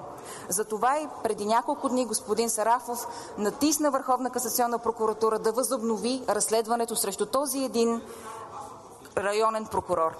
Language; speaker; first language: Bulgarian; native; Bulgarian